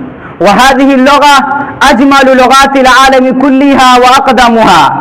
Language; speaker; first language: Arabic; non-native, fluent; Urdu